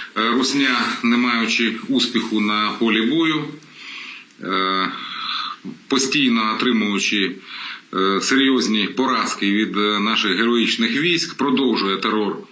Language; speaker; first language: Ukrainian; non-native, local second language; Russian